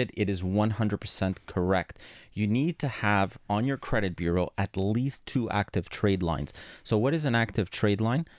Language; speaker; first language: English; non-native, fluent; Greek